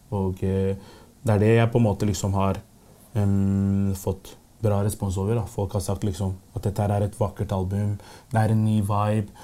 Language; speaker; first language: Norwegian; early bilingual, other home language; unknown